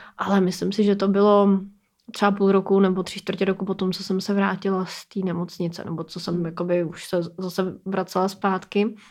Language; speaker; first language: Czech; native; Czech